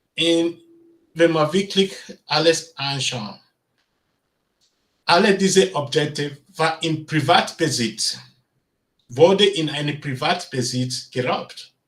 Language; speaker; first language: German; non-native, learner; Bini